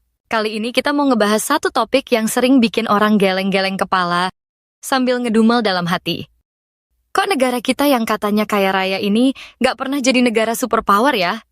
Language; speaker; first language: Indonesian; native; Indonesian